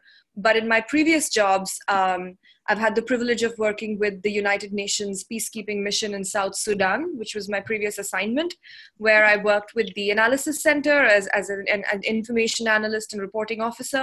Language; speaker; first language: English; non-native, local second language; Hindi